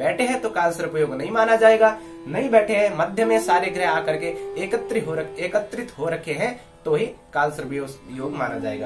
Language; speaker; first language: Hindi; native; Hindi